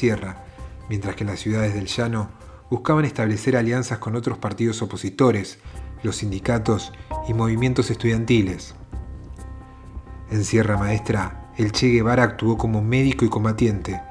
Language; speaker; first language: Spanish; native; Spanish